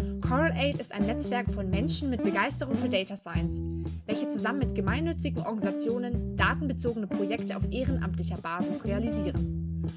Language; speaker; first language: German; native; German